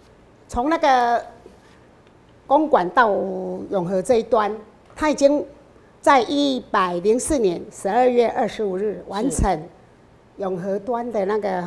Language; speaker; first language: Chinese; non-native, local second language; Min Nan Chinese